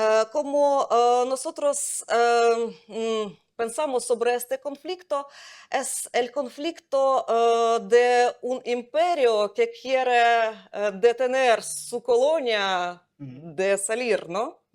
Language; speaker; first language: Spanish; non-native, fluent; Ukrainian